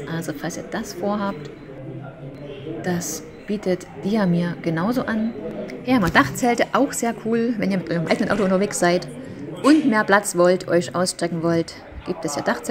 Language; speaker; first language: German; native; German